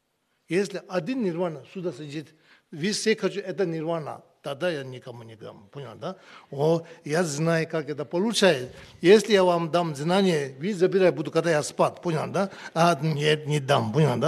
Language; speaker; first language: Russian; non-native, learner; Tibetan